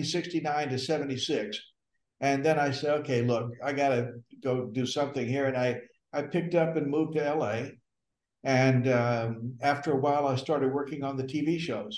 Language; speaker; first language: English; native; English